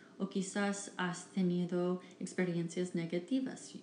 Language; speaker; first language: Spanish; non-native, fluent; English